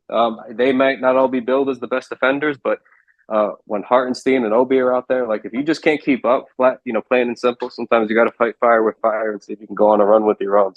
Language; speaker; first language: English; native; English